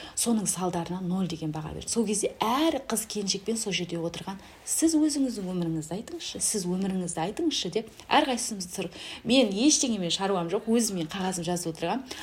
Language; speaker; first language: Kazakh; native; Kazakh